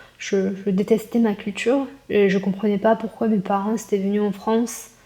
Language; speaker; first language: French; early bilingual, other home language; Chinese